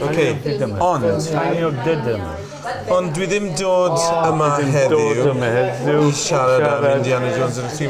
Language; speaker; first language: Welsh; non-native, learner; English